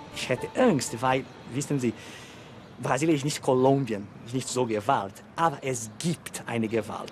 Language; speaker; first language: German; non-native, fluent; Portuguese